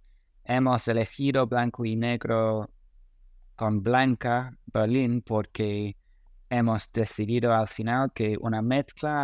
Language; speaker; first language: Spanish; non-native, fluent; English